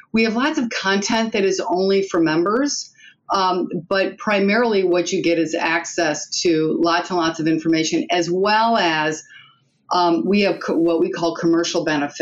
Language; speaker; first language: English; native; English